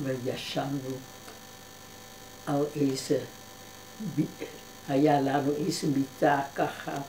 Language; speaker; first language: Hebrew; non-native, fluent; Dutch